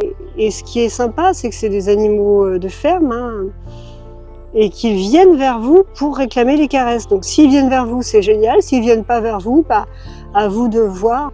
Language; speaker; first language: French; native; French